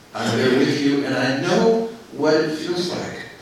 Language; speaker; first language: English; native; English